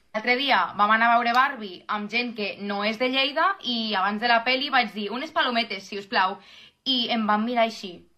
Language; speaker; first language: Catalan; native; Catalan